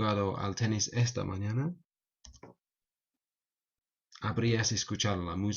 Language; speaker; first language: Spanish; non-native, fluent; English